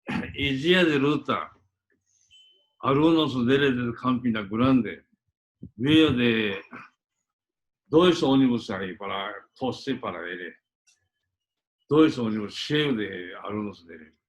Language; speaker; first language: Portuguese; early bilingual, other home language; Japanese